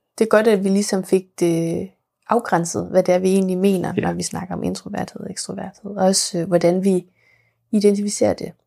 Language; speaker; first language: Danish; early bilingual, other home language; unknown